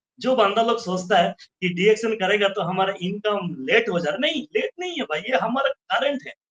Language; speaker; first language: Hindi; non-native, fluent; Bangla